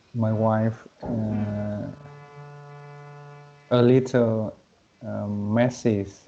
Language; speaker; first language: English; non-native, learner; Vietnamese